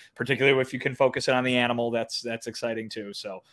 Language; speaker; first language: English; native; English